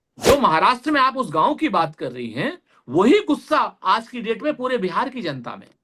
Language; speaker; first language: Hindi; native; Hindi